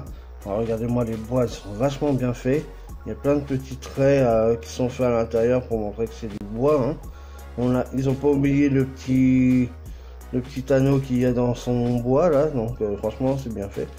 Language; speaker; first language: French; native; French